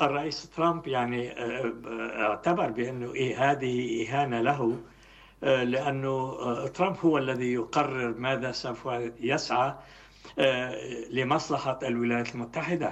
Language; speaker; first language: Arabic; native; Arabic